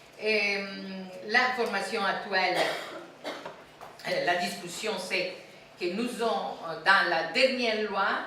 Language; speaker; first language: French; non-native, fluent; Italian